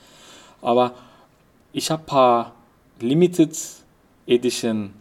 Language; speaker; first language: German; non-native, fluent; Turkish